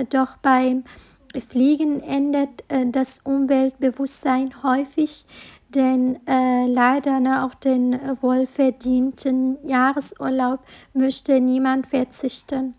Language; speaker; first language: German; non-native, fluent; Arabic